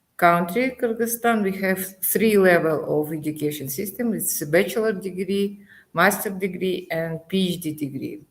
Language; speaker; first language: English; non-native, learner; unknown